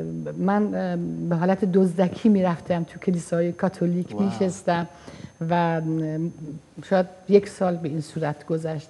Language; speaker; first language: Persian; non-native, fluent; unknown